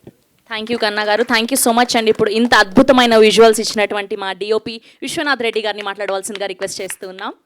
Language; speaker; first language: Telugu; native; Telugu